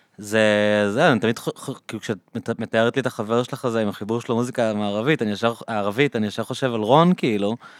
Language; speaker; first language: Hebrew; native; Hebrew